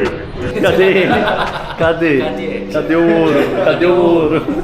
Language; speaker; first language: Portuguese; native; Portuguese